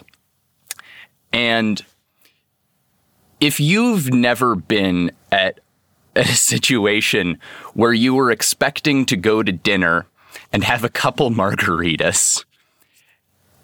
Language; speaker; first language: English; native; English